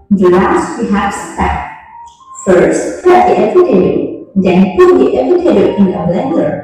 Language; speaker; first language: English; non-native, learner; Indonesian